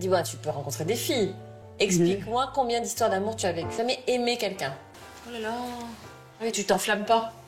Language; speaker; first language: French; native; French